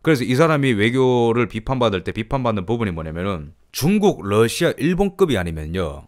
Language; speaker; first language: Korean; native; Korean